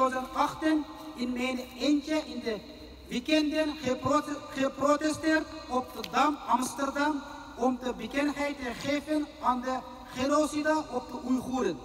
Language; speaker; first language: Dutch; non-native, fluent; Uyghur